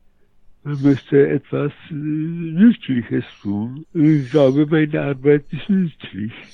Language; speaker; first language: German; non-native, fluent; Polish